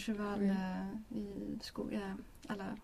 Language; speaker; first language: French; non-native, learner; Swedish